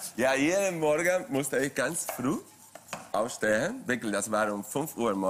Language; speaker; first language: German; non-native, fluent; Spanish